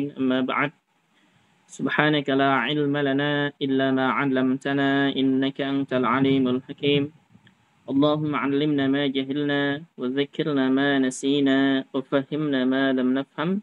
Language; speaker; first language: Arabic; non-native, fluent; Indonesian